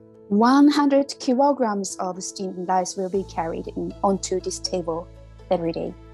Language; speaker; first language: English; non-native, fluent; Japanese